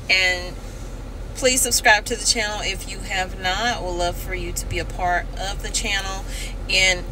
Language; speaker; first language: English; native; English